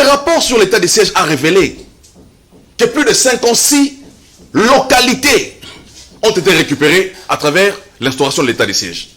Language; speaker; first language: French; non-native, local second language; Lingala